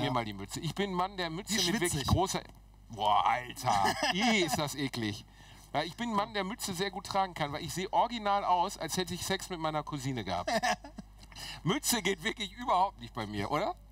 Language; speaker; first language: German; native; German